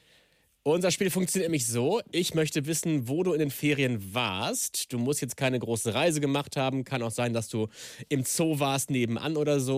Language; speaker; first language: German; native; German